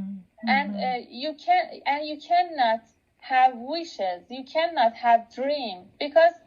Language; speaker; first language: English; non-native, local second language; Persian